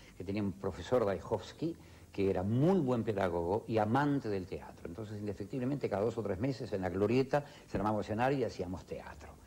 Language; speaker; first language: Spanish; early bilingual, other home language; Yiddish